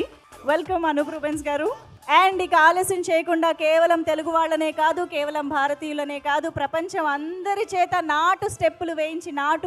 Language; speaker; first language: Telugu; native; Telugu